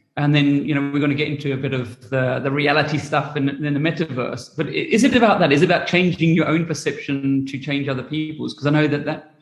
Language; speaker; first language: English; native; English